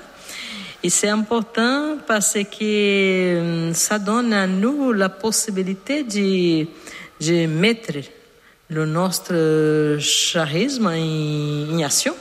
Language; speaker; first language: French; non-native, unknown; Portuguese